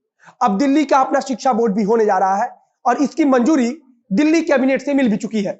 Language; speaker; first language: Hindi; native; Hindi